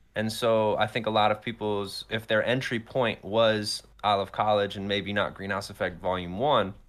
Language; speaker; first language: English; native; English